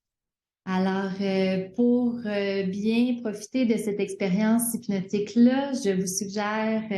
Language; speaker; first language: French; native; French